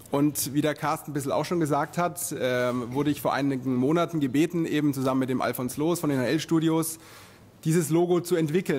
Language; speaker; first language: German; native; German